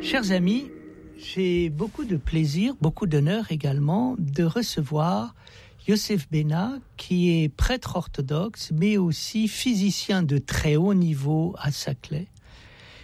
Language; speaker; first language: French; native; French